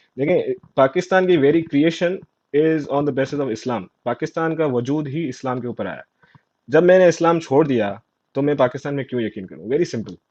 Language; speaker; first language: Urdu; non-native, local second language; Sindhi